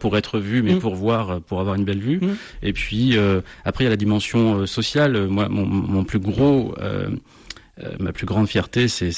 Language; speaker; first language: French; native; French